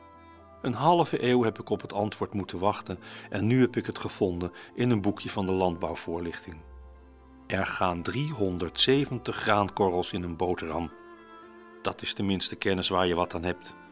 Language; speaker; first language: Dutch; native; Dutch